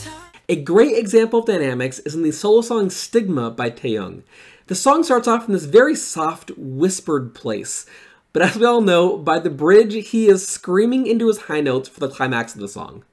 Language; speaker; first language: English; native; English